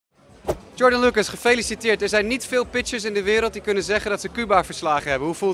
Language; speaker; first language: Dutch; native; Dutch